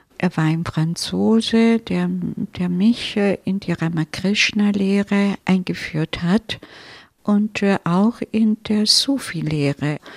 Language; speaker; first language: German; non-native, fluent; Italian